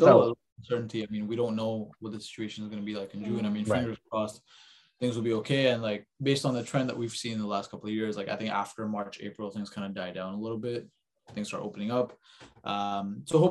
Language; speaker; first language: English; native; English